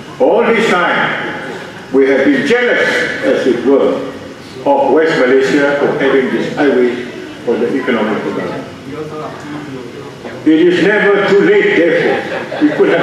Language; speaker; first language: English; non-native, local second language; Malay